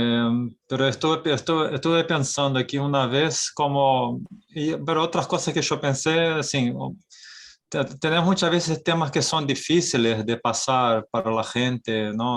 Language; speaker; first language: Spanish; non-native, fluent; Portuguese